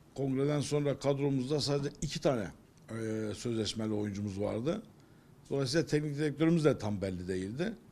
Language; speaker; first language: Turkish; native; Turkish